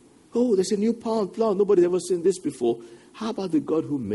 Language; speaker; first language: English; non-native, local second language; Yoruba